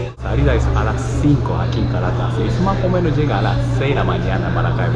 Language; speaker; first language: Spanish; non-native, learner; Japanese